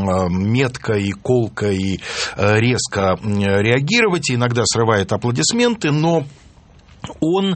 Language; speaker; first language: Russian; native; Russian